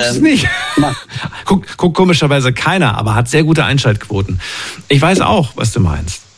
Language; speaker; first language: German; native; German